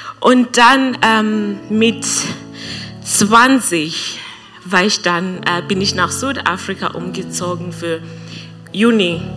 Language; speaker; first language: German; non-native, learner; English